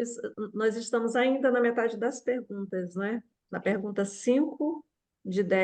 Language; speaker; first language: Portuguese; native; Portuguese